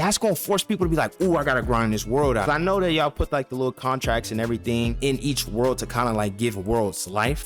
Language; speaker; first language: English; native; English